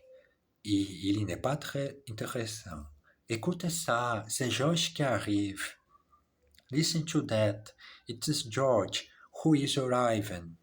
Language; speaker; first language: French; non-native, learner; English